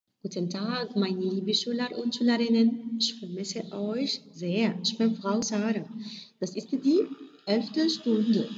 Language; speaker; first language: German; non-native, fluent; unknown